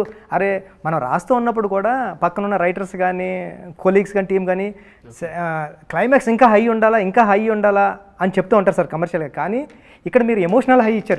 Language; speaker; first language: Telugu; native; Telugu